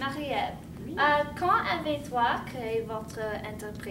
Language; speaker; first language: French; non-native, learner; English